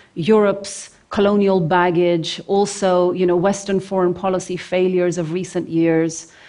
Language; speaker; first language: English; non-native, fluent; Norwegian